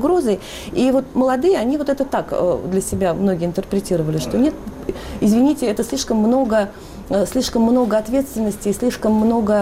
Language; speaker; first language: Russian; native; Russian